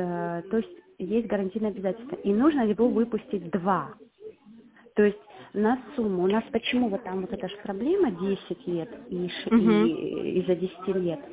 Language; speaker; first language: Russian; native; Russian